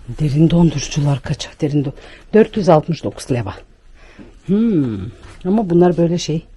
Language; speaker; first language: Turkish; native; Turkish